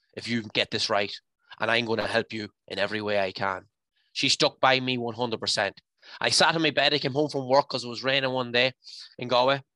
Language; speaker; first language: English; native; English